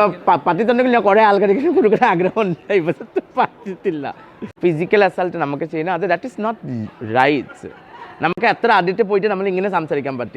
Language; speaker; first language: Malayalam; non-native, fluent; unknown